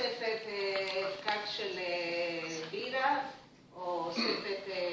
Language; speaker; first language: Hebrew; non-native, fluent; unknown